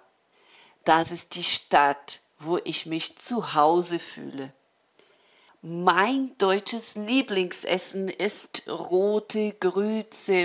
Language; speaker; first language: German; non-native, fluent; Portuguese